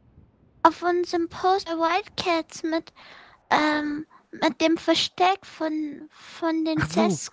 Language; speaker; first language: German; native; German